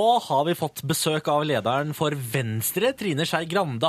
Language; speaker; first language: Norwegian; native; Norwegian